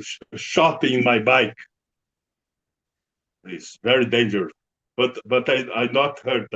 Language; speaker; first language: English; non-native, learner; Portuguese